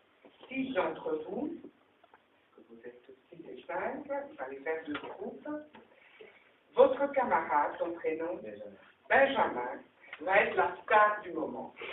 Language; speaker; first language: French; native; French